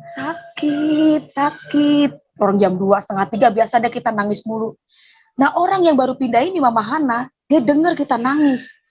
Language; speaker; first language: Indonesian; native; Indonesian